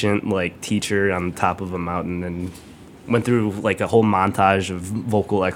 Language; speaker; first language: English; native; English